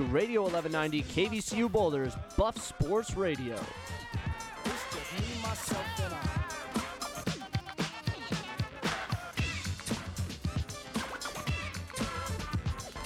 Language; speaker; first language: English; native; English